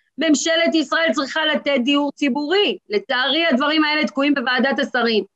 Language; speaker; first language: Hebrew; early bilingual, other home language; Amharic